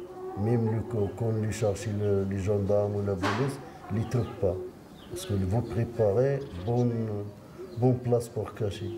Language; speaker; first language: French; non-native, local second language; Arabic